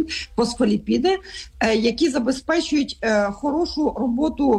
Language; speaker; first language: Ukrainian; native; Ukrainian